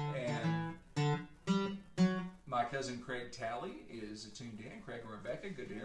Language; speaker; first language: English; native; English